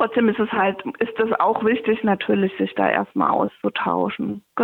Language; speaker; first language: German; native; German